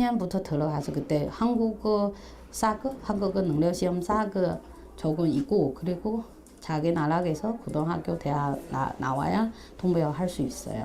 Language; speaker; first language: Korean; non-native, local second language; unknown